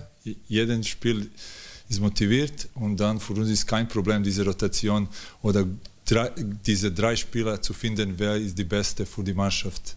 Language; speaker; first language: German; non-native, learner; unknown